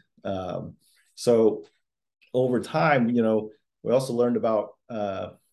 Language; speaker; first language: English; early bilingual, other home language; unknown